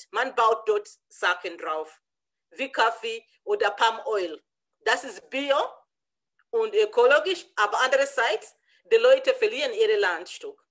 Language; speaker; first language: German; non-native, learner; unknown